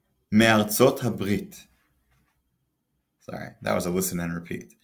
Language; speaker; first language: English; native; English